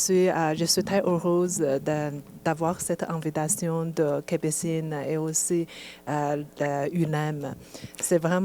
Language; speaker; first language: French; non-native, fluent; Chinese